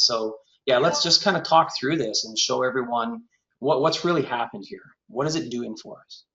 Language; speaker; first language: English; native; English